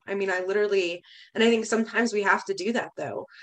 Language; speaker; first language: English; native; English